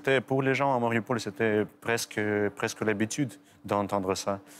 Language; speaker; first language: French; non-native, fluent; Ukrainian